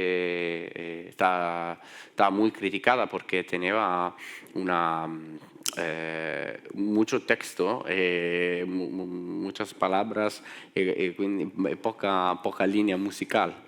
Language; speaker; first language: Spanish; non-native, fluent; Italian